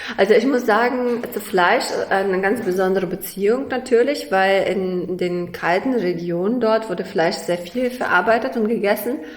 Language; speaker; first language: German; early bilingual, other home language; Russian